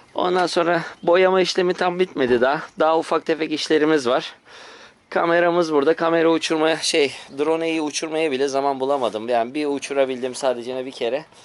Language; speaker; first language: Turkish; early bilingual, heritage; Turkish